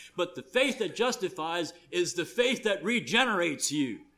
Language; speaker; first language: English; early bilingual, other home language; German